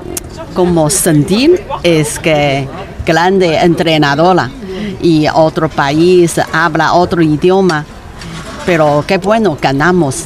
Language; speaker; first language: Spanish; non-native, learner; Chinese